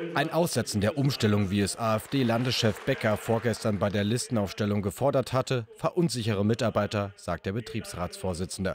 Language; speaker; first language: German; native; German